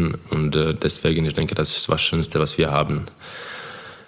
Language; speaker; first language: German; non-native, fluent; Croatian